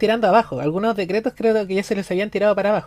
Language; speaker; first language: Spanish; native; Spanish